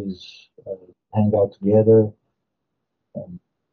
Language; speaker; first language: English; non-native, fluent; Italian